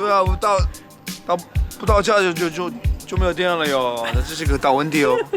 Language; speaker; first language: Chinese; non-native, fluent; French